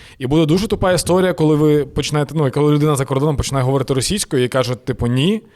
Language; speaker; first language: Ukrainian; non-native, local second language; Russian